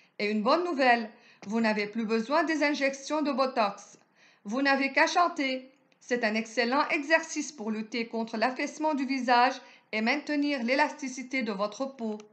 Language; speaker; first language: French; non-native, local second language; Arabic